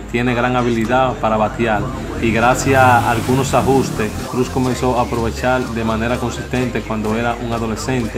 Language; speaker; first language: Spanish; native; Spanish